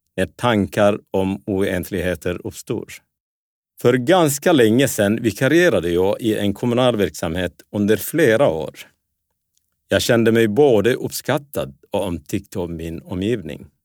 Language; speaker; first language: Swedish; early bilingual, other home language; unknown